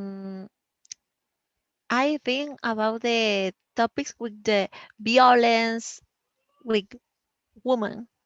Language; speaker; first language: English; non-native, learner; Spanish